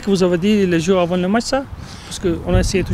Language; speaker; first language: French; non-native, learner; Turkish